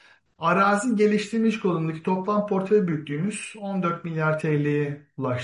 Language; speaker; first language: Turkish; native; Turkish